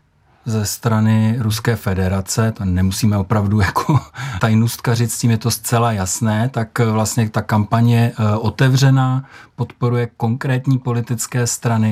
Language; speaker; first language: Czech; native; Czech